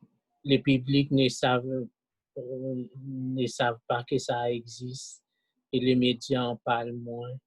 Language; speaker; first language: French; non-native, local second language; Haitian Creole